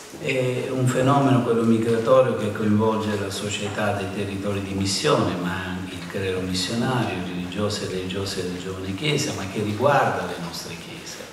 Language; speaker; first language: Italian; native; Italian